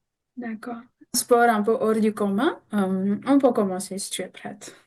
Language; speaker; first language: French; non-native, fluent; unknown